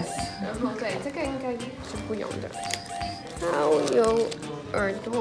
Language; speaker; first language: Chinese; non-native, learner; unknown